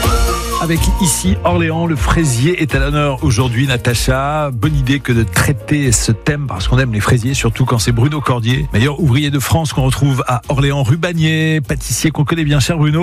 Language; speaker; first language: French; native; French